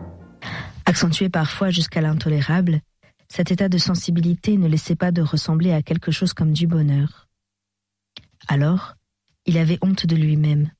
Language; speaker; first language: French; native; French